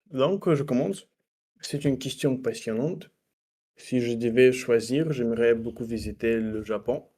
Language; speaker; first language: French; non-native, learner; Russian